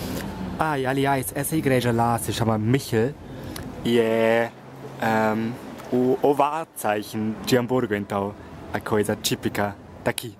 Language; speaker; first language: Portuguese; non-native, fluent; German